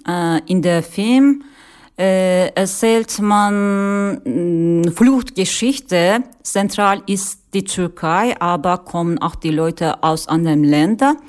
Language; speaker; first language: German; non-native, learner; Turkish